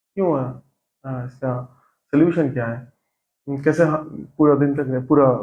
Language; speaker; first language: Hindi; non-native, local second language; Bangla